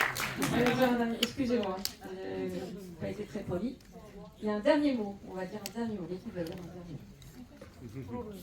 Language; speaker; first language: French; native; French